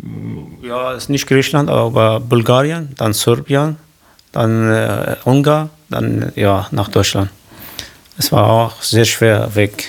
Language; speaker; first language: German; non-native, learner; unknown